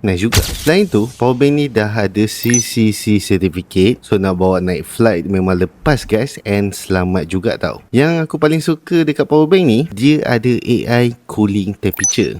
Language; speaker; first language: Malay; native; Malay